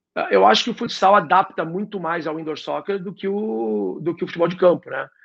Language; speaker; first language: Portuguese; native; Portuguese